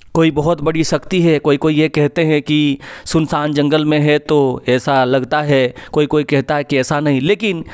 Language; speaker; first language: Hindi; non-native, local second language; Odia